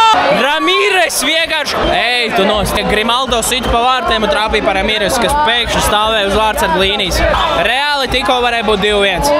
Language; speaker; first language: Latvian; native; Latvian